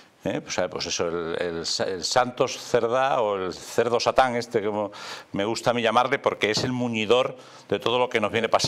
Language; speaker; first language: Spanish; native; Spanish